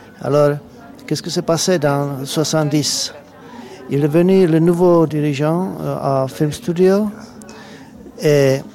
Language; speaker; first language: French; non-native, learner; Czech